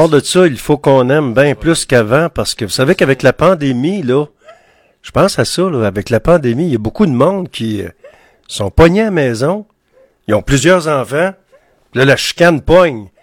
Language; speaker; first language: French; native; French